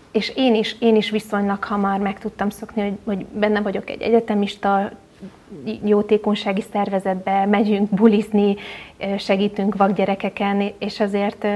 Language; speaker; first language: Hungarian; native; Hungarian